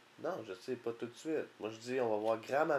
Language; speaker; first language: French; native; French